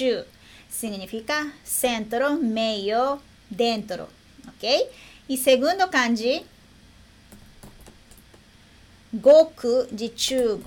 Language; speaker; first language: Portuguese; non-native, learner; Japanese